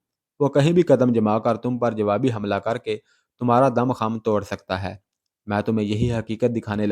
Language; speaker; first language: Urdu; native; Urdu